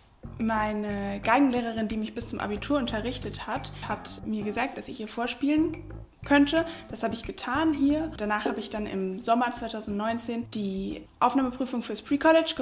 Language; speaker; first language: German; native; German